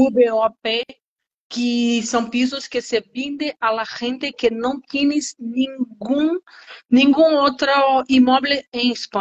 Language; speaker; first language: Spanish; non-native, learner; Portuguese